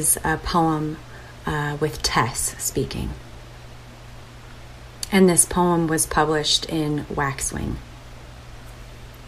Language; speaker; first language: English; native; English